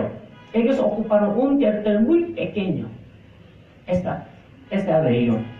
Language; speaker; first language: Spanish; non-native, fluent; Korean